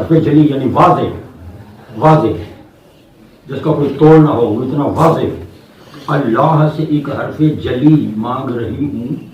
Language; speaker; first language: Urdu; non-native, local second language; Punjabi